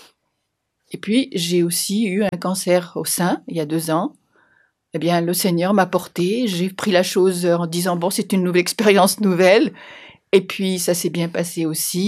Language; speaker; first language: French; native; French